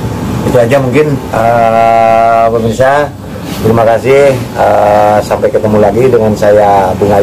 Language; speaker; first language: Indonesian; native; Indonesian